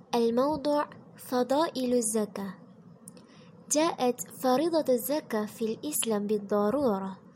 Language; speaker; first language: Arabic; non-native, learner; Malay